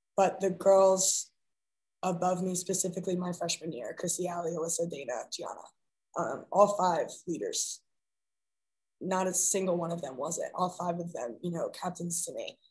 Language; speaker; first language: English; native; English